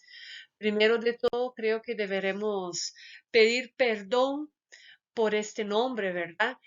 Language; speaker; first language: Spanish; non-native, fluent; Portuguese